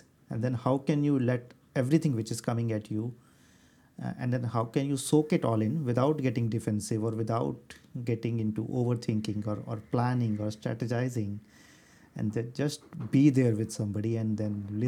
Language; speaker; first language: English; non-native, local second language; Hindi